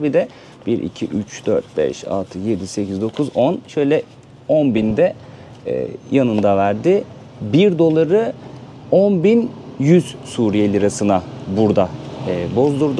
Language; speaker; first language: Turkish; native; Turkish